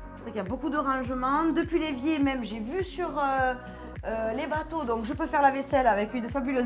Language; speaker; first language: French; native; French